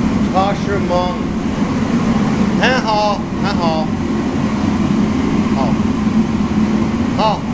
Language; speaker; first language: Chinese; non-native, learner; English